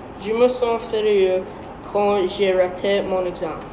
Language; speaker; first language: French; non-native, learner; English